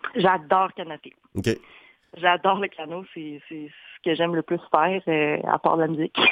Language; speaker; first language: French; native; French